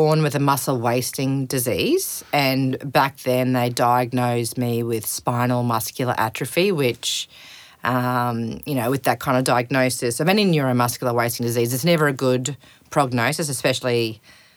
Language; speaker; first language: English; native; English